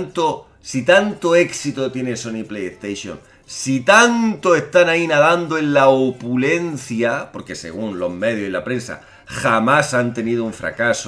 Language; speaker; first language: Spanish; native; Spanish